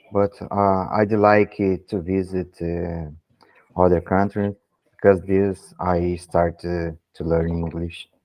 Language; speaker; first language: English; non-native, learner; Portuguese